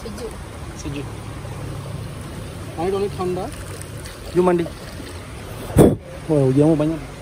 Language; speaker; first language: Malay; non-native, learner; Bangla